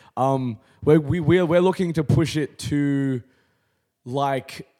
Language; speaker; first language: English; native; English